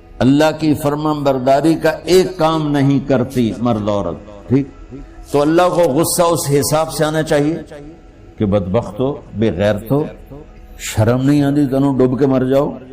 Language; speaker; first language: Urdu; non-native, local second language; Punjabi